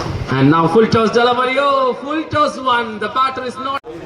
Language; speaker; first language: English; non-native, local second language; Malayalam